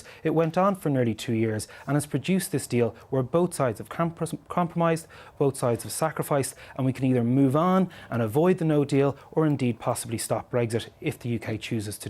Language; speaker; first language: English; native; English